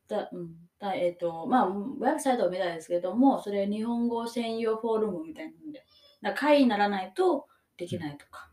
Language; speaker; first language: Japanese; non-native, fluent; Vietnamese